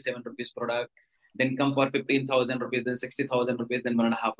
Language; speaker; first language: English; non-native, local second language; Hindi